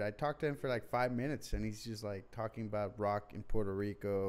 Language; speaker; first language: English; early bilingual, other home language; Spanish